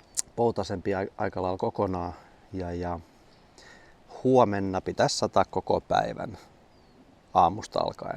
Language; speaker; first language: Finnish; native; Finnish